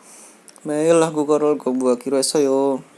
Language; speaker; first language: Korean; non-native, fluent; Indonesian